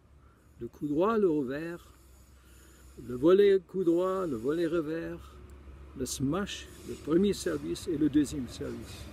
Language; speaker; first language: French; non-native, fluent; German